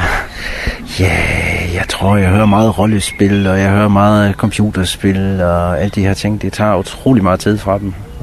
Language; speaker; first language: Danish; native; Danish